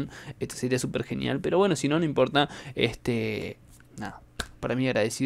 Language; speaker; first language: Spanish; native; Spanish